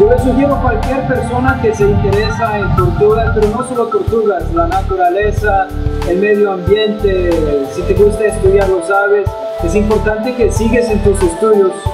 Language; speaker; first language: Spanish; non-native, fluent; English